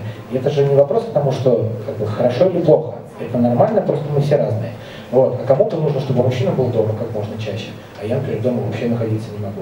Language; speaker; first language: Russian; native; Russian